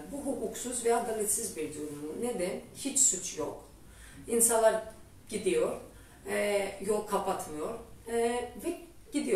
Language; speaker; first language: Turkish; non-native, learner; Greek